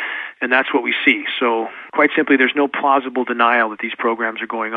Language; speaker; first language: English; native; English